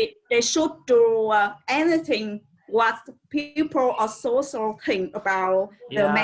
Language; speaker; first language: English; non-native, learner; Vietnamese